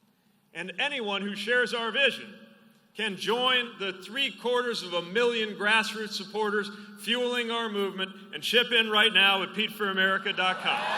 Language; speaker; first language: English; native; English